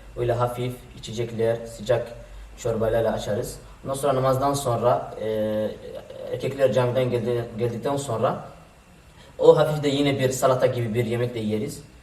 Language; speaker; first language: Turkish; non-native, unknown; Arabic